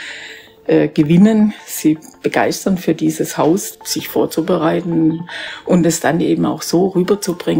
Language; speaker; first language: German; native; German